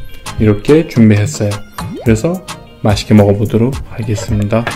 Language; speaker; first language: Korean; non-native, learner; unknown